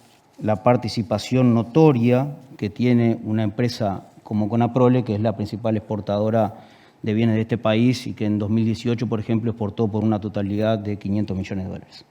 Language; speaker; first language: Spanish; native; Spanish